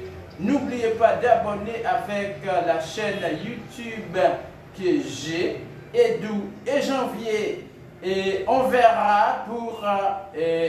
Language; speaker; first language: French; non-native, local second language; Haitian Creole